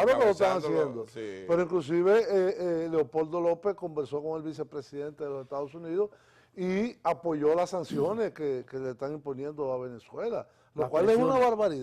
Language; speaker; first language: Spanish; native; Spanish